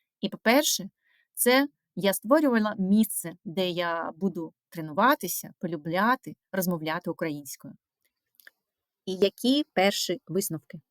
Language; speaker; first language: Ukrainian; non-native, local second language; Russian